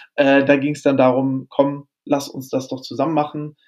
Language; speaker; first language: German; native; German